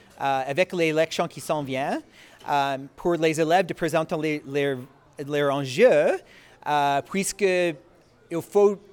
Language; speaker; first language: French; non-native, local second language; English